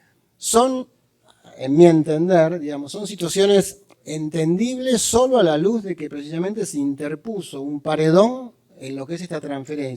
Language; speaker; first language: Spanish; native; Spanish